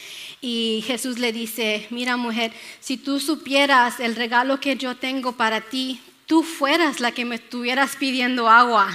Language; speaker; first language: Spanish; early bilingual, other home language; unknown